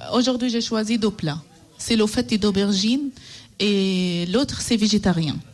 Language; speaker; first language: French; non-native, learner; Arabic